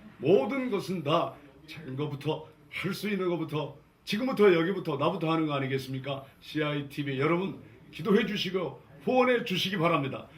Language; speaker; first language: Korean; native; Korean